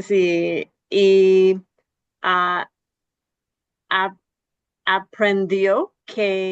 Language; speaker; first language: Spanish; non-native, learner; English